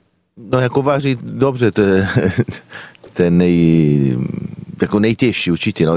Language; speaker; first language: Czech; non-native, fluent; Italian